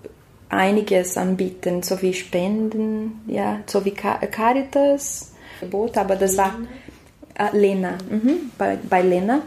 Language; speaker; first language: German; non-native, learner; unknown